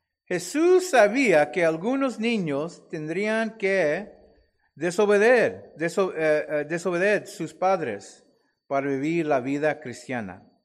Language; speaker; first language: Spanish; non-native, fluent; English